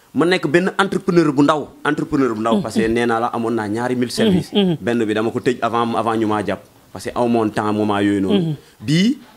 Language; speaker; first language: Wolof; non-native, local second language; Jola-Fonyi